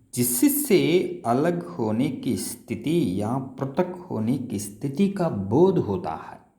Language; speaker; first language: Hindi; non-native, local second language; Telugu